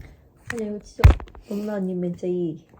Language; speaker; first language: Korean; non-native, learner; Japanese